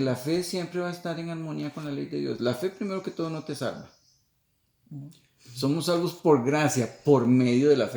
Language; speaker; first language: Spanish; native; Spanish